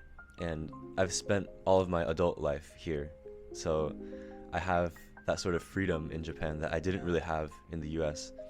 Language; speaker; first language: English; early bilingual, other home language; Japanese